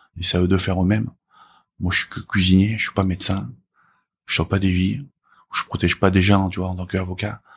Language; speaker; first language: French; early bilingual, other home language; Korean